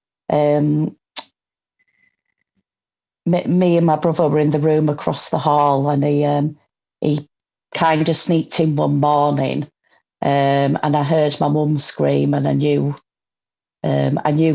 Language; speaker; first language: English; native; English